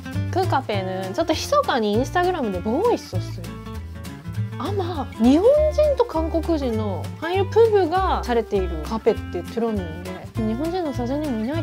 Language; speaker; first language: Korean; non-native, learner; Japanese